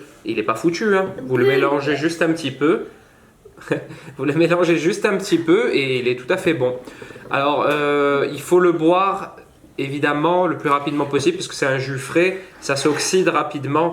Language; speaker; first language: French; native; French